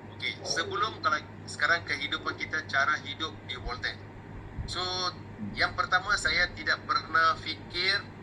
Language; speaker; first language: Malay; non-native, local second language; Tamil